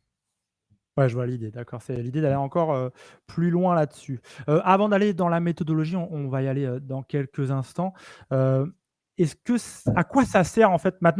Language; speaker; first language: French; native; French